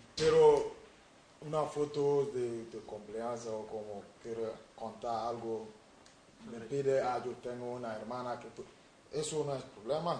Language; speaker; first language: Spanish; non-native, learner; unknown